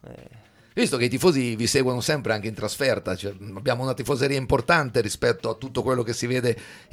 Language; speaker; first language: Italian; native; Italian